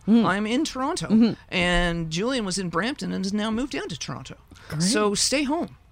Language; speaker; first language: English; native; English